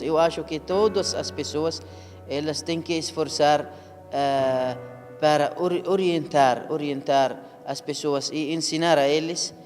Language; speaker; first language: Portuguese; non-native, learner; Arabic